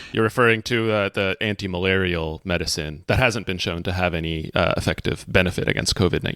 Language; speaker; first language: English; native; English